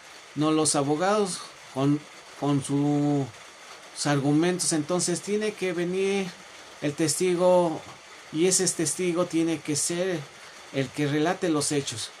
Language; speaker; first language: Spanish; native; Spanish